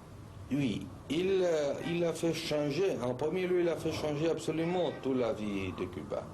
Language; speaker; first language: French; non-native, fluent; Spanish